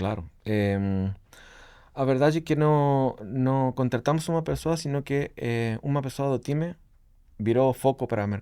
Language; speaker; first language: Portuguese; non-native, fluent; Spanish